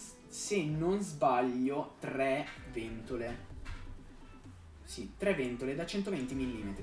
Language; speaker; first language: Italian; native; Italian